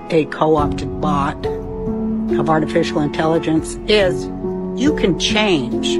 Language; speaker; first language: English; native; English